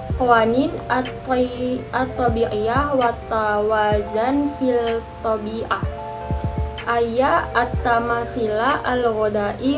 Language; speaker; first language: Arabic; non-native, learner; Indonesian